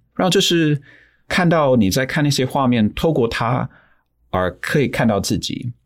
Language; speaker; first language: Chinese; non-native, fluent; English